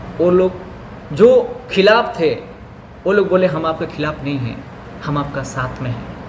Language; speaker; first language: Hindi; non-native, local second language; Bhojpuri